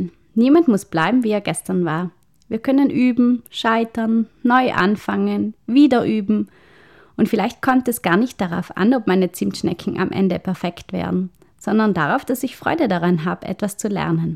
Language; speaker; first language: German; native; German